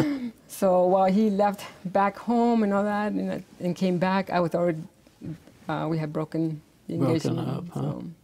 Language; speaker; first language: English; native; English